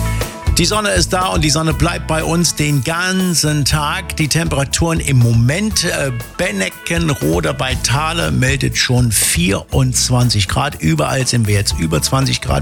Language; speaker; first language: German; native; German